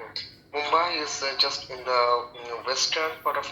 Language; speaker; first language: English; non-native, local second language; Bangla